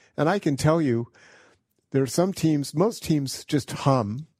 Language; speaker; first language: English; native; English